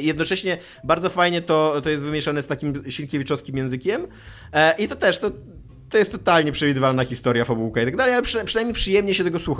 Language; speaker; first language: Polish; native; Polish